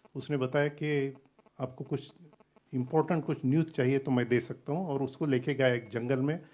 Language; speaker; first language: Hindi; non-native, local second language; Marathi